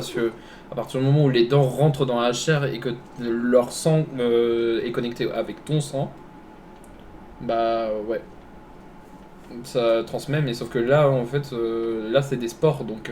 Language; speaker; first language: French; native; French